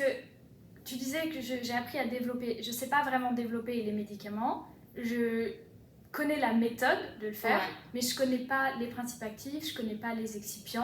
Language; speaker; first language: French; native; French